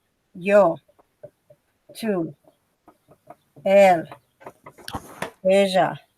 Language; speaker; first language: Spanish; non-native, fluent; English